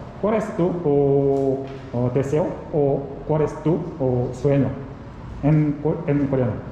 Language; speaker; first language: Spanish; non-native, learner; Korean